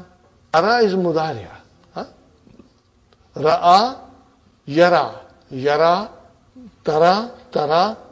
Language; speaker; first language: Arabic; non-native, fluent; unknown